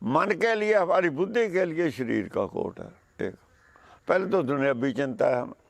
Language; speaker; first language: Hindi; non-native, local second language; Punjabi